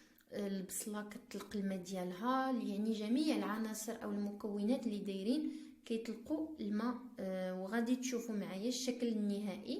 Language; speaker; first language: Arabic; native; Arabic